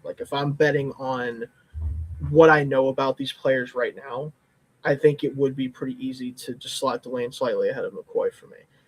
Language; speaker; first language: English; native; English